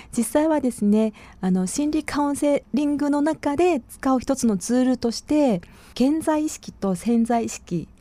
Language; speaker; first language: Japanese; non-native, fluent; Chinese